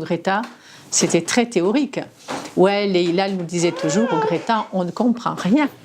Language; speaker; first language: French; native; French